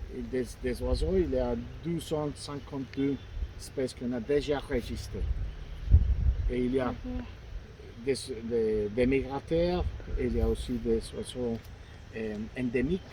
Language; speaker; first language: French; non-native, fluent; Spanish